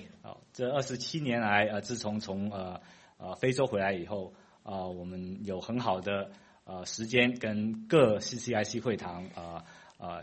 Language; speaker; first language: Chinese; non-native, fluent; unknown